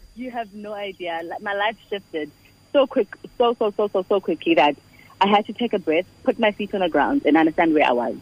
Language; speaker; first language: English; non-native, local second language; Xhosa